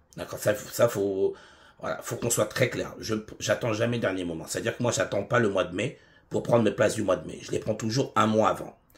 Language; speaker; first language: French; native; French